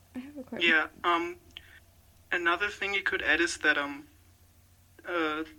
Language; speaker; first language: English; non-native, fluent; German